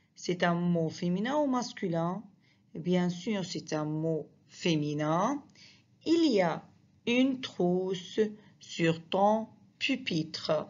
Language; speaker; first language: French; non-native, fluent; Arabic